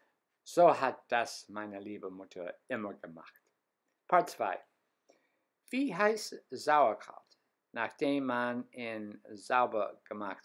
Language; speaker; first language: German; non-native, fluent; English